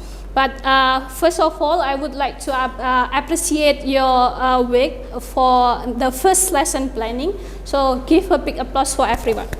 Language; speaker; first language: English; non-native, fluent; Indonesian